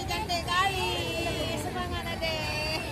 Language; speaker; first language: Indonesian; native; Indonesian